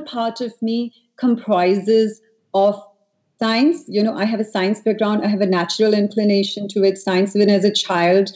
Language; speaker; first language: English; non-native, local second language; Hindi